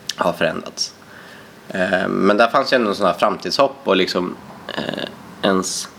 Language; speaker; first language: Swedish; native; Swedish